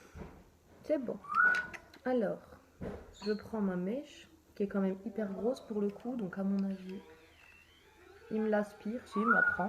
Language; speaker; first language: French; native; French